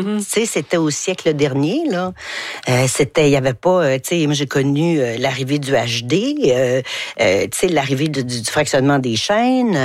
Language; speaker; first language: French; native; French